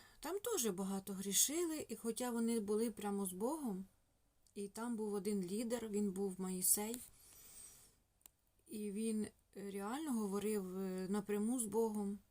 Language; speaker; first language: Ukrainian; non-native, local second language; Russian